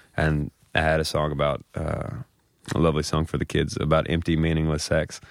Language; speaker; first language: English; native; English